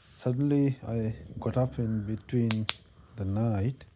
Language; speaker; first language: English; non-native, local second language; Sinhala